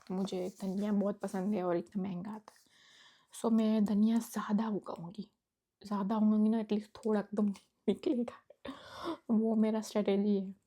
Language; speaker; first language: Hindi; non-native, local second language; Gujarati